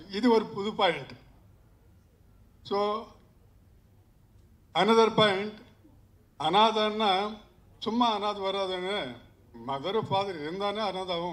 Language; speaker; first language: Tamil; non-native, learner; Telugu